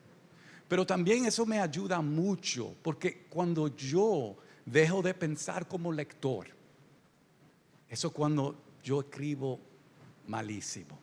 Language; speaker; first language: Spanish; early bilingual, heritage; Spanish